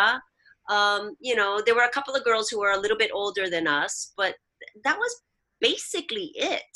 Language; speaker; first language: English; early bilingual, other home language; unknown